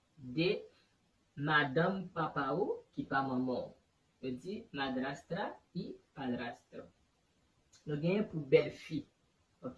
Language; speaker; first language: French; non-native, learner; Haitian Creole